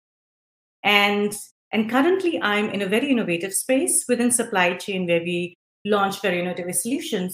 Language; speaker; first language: English; non-native, local second language; Hindi